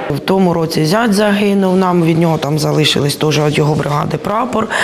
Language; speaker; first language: Ukrainian; native; Ukrainian